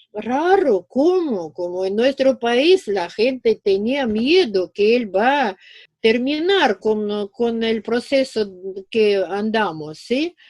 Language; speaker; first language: Spanish; non-native, fluent; Russian